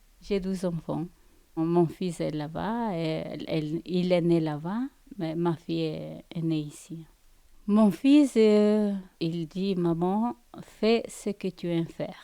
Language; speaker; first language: French; non-native, fluent; Spanish